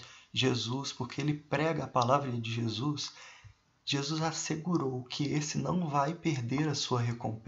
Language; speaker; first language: Portuguese; native; Portuguese